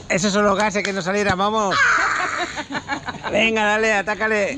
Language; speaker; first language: Spanish; native; Spanish